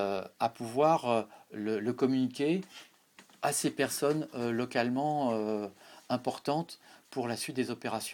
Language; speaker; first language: French; native; French